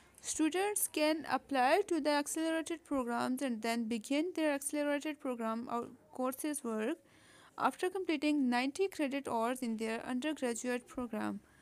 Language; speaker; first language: English; non-native, local second language; Urdu